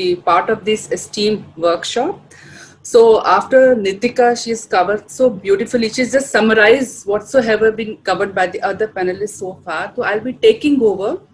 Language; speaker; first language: English; non-native, local second language; Hindi